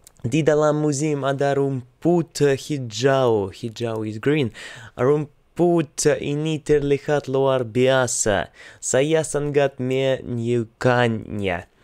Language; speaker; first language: Indonesian; non-native, learner; Russian